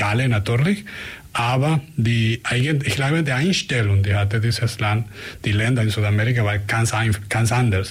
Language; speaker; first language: German; non-native, fluent; Spanish